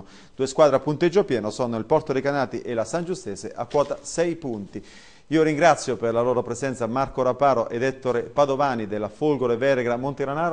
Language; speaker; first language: Italian; native; Italian